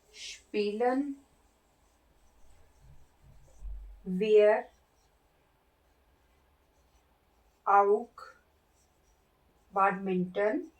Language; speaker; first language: German; non-native, fluent; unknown